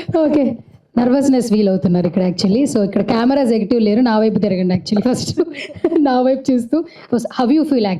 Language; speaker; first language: Telugu; native; Telugu